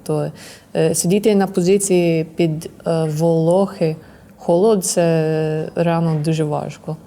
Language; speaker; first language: Ukrainian; non-native, learner; English